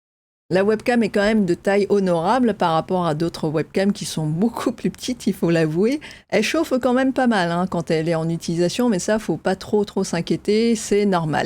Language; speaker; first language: French; native; French